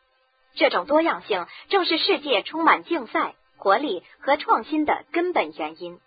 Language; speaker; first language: Chinese; native; Chinese